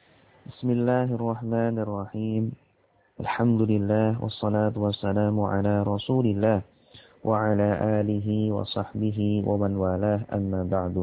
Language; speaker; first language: Arabic; non-native, fluent; Indonesian